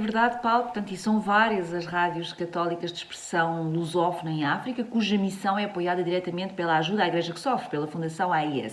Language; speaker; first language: Portuguese; native; Portuguese